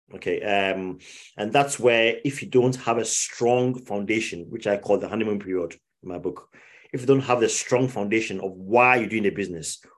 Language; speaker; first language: English; non-native, local second language; Akan